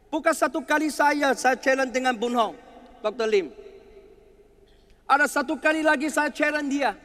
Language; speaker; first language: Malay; non-native, learner; Chinese